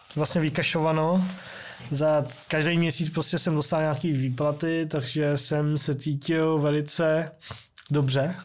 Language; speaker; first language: Czech; early bilingual, other home language; Vietnamese